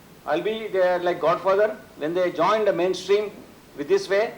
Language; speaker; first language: English; non-native, local second language; Telugu